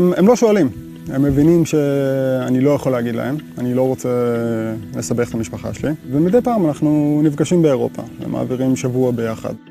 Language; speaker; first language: Hebrew; native; Hebrew